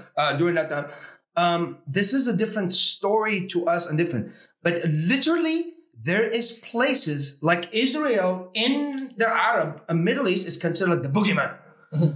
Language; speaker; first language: English; early bilingual, other home language; Arabic